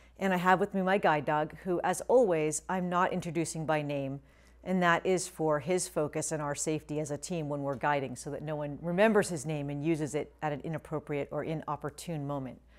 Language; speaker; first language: English; native; English